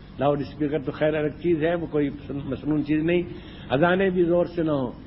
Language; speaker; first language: Urdu; native; Urdu